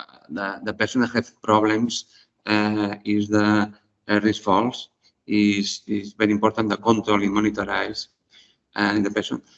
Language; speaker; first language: English; non-native, learner; Spanish